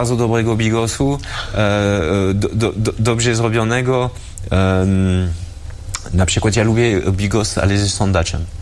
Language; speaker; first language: Polish; early bilingual, heritage; French